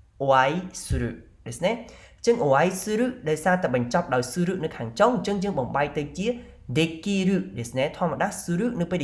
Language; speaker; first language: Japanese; non-native, fluent; Khmer